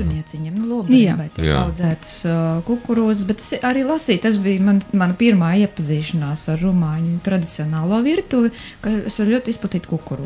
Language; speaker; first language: Latvian; native; Latvian